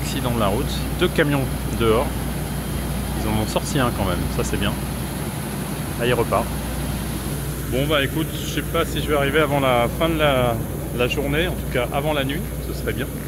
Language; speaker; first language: French; native; French